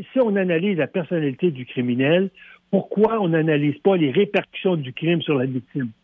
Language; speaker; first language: French; native; French